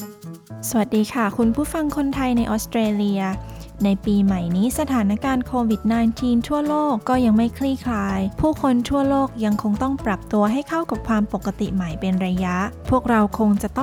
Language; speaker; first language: Thai; native; Thai